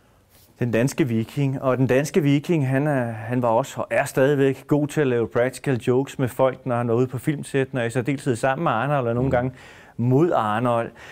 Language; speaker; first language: Danish; native; Danish